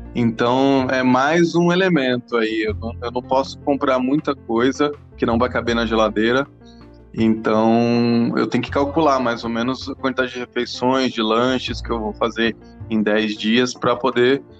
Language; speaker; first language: Portuguese; non-native, fluent; English